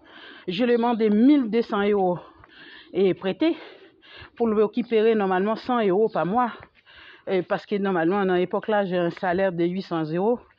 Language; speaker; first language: French; non-native, fluent; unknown